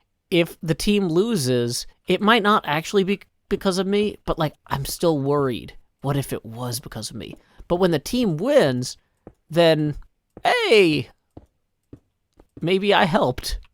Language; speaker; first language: English; native; English